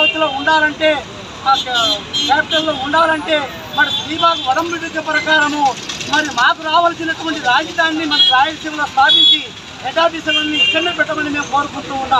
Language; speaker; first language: Telugu; native; Telugu